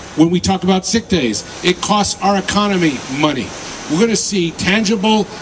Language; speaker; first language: English; native; English